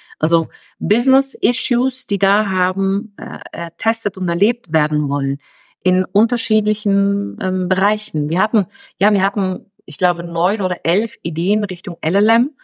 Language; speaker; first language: German; early bilingual, other home language; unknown